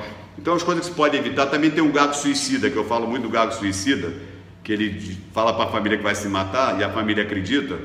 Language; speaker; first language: Portuguese; native; Portuguese